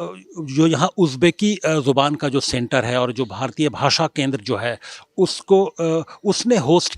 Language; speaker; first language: Hindi; native; Hindi